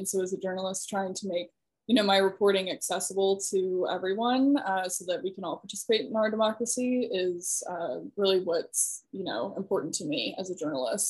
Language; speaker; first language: English; native; English